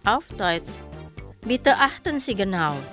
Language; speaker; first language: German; non-native, fluent; Indonesian